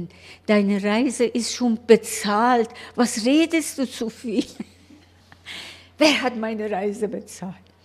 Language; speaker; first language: German; non-native, learner; Persian